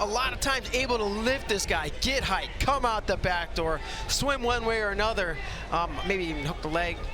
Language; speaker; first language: English; native; English